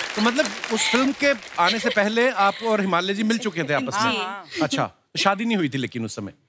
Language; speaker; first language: Hindi; native; Hindi